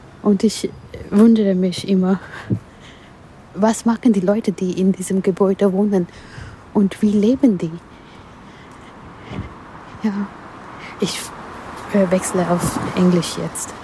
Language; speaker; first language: German; non-native, learner; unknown